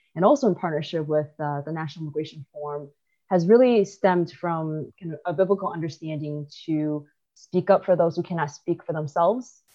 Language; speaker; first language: English; early bilingual, other home language; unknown